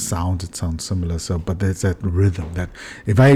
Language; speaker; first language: English; native; English